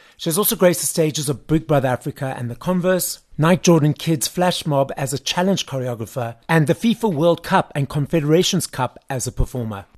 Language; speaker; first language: English; native; English